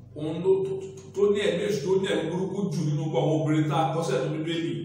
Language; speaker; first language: English; non-native, local second language; Yoruba